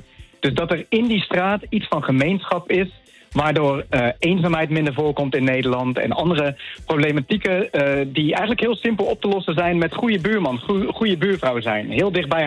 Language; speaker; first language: Dutch; native; Dutch